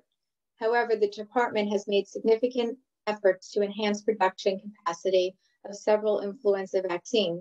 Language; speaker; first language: English; native; English